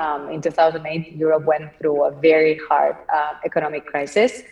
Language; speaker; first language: English; non-native, fluent; Spanish